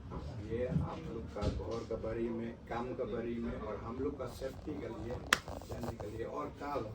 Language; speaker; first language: Hindi; non-native, local second language; Khasi